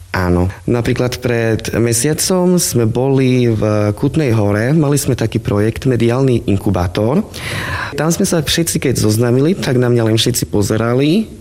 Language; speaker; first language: Slovak; non-native, local second language; Romany